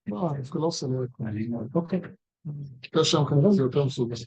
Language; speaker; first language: Hebrew; native; Hebrew